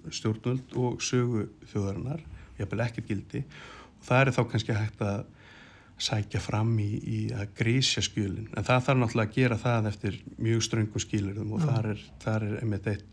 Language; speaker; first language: Icelandic; native; Icelandic